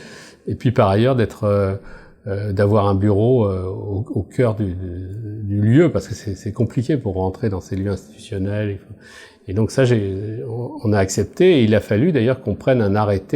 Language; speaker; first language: French; native; French